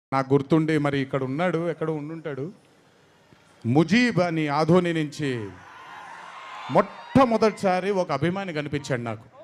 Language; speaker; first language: Telugu; native; Telugu